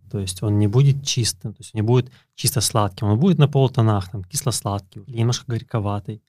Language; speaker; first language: Russian; native; Russian